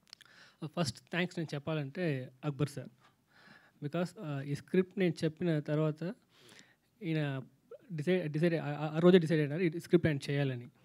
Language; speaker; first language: Telugu; non-native, learner; Tamil